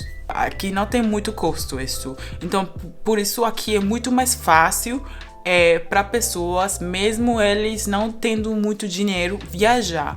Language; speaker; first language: Portuguese; non-native, fluent; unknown